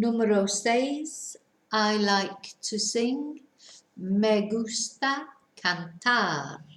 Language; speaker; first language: Spanish; non-native, fluent; English